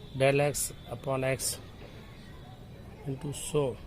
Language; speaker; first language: Hindi; native; Hindi